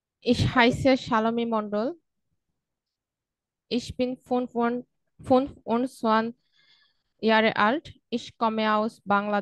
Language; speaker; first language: German; non-native, learner; Bangla